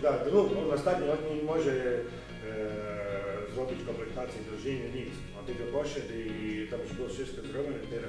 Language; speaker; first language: Polish; non-native, learner; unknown